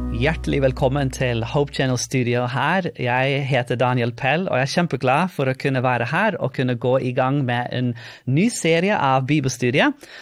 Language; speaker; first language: Norwegian; non-native, fluent; English